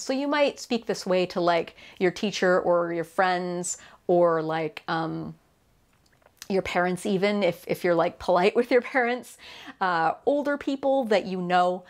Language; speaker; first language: English; native; English